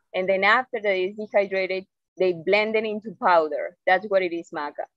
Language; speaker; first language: English; non-native, fluent; Spanish